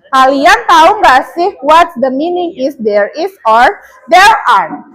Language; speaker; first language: English; non-native, learner; Indonesian